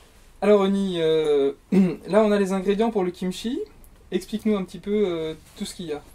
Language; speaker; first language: French; native; French